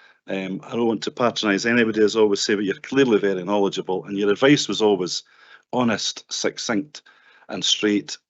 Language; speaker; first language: English; native; English